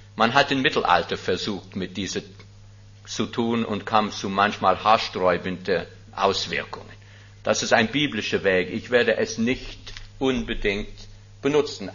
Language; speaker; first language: German; non-native, fluent; English